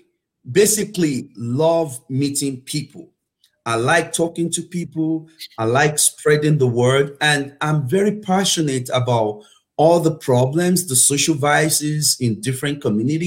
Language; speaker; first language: English; non-native, local second language; Yoruba